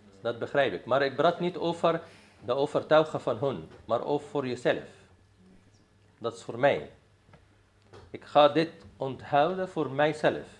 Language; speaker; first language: Dutch; non-native, fluent; Arabic